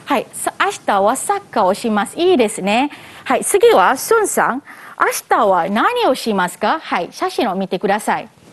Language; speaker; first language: Japanese; non-native, fluent; Malay